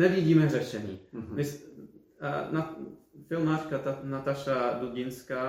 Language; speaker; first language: Czech; non-native, fluent; English